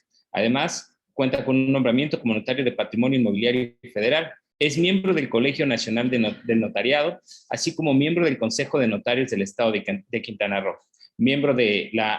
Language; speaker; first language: Spanish; native; Spanish